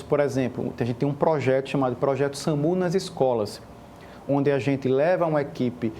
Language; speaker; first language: Portuguese; native; Portuguese